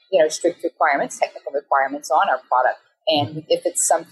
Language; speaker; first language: English; native; English